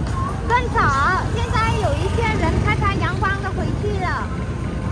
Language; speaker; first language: Chinese; non-native, fluent; Vietnamese